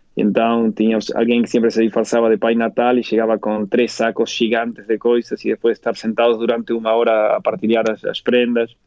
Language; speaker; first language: Portuguese; non-native, fluent; Spanish